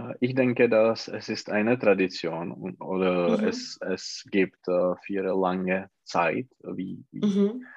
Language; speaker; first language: German; non-native, learner; Czech